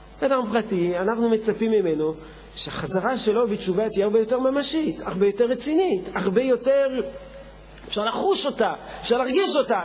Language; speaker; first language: Hebrew; non-native, fluent; French